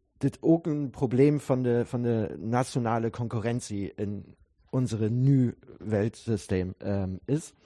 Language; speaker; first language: German; non-native, learner; Dutch